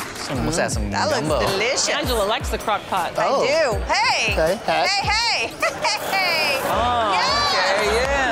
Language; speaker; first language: English; native; English